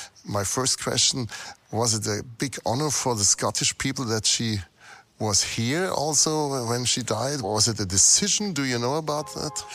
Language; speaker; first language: English; non-native, fluent; German